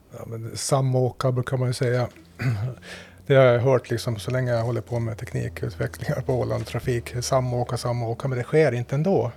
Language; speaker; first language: Swedish; native; Swedish